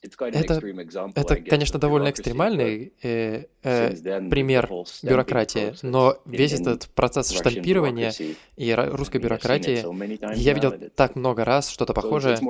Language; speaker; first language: Russian; non-native, fluent; English